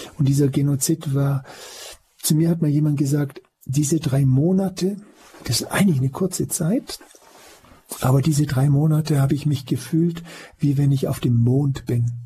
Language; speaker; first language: German; native; German